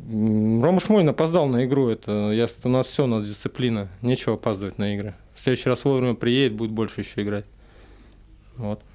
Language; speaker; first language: Russian; native; Russian